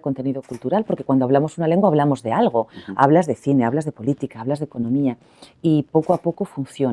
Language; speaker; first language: Spanish; native; Spanish